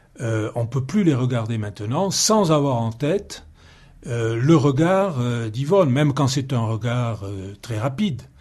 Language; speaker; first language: French; native; French